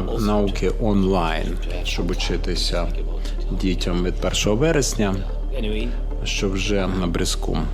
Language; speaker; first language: Ukrainian; non-native, local second language; Russian